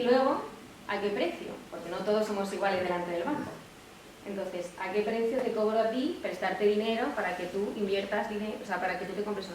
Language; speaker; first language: Spanish; native; Spanish